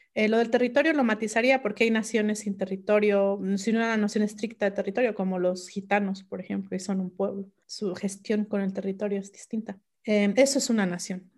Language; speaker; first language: Spanish; non-native, local second language; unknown